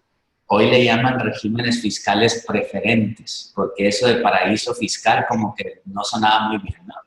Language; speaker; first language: Spanish; native; Spanish